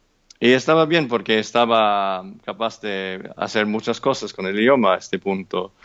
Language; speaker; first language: Spanish; non-native, fluent; English